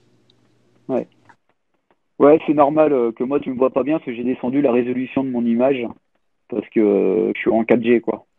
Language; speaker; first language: French; native; French